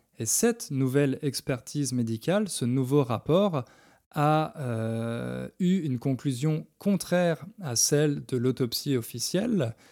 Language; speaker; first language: French; native; French